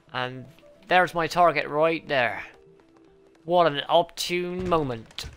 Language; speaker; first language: English; native; English